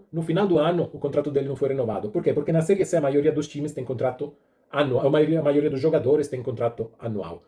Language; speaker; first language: Portuguese; non-native, fluent; Italian